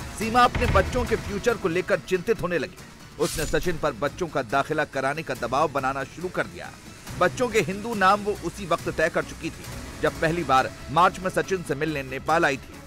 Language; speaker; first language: Hindi; native; Hindi